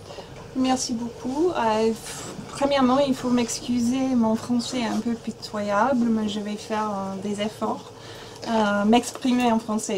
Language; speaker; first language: French; non-native, learner; English